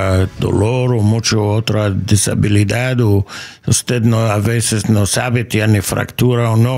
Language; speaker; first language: Spanish; non-native, fluent; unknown